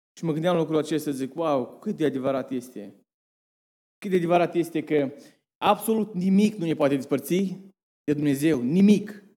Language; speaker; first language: Romanian; early bilingual, heritage; Romanian